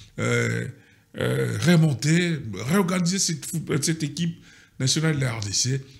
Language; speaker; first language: French; non-native, local second language; Lingala